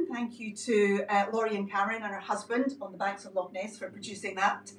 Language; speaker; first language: English; native; English